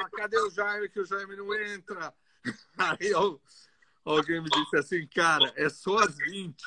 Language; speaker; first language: Portuguese; non-native, fluent; Greek